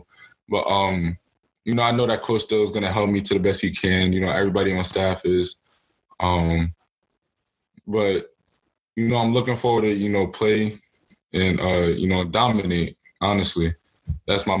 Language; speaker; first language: English; native; English